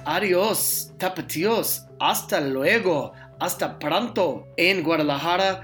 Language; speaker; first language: Spanish; non-native, learner; English